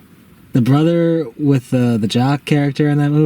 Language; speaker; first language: English; native; English